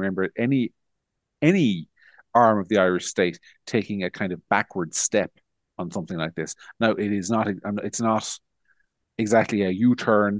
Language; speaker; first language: English; native; English